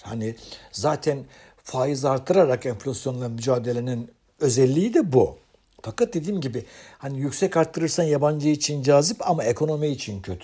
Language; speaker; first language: Turkish; native; Turkish